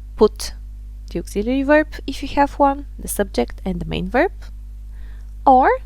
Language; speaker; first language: English; non-native, fluent; Bulgarian